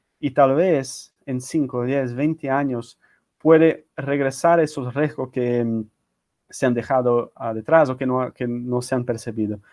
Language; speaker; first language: Spanish; non-native, fluent; Portuguese